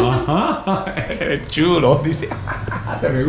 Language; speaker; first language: Spanish; non-native, learner; Japanese